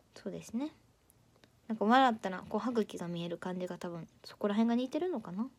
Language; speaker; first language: Japanese; native; Japanese